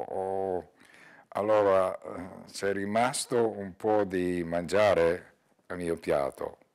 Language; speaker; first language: Italian; non-native, learner; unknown